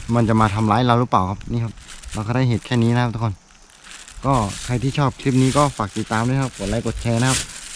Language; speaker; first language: Thai; non-native, local second language; Karen languages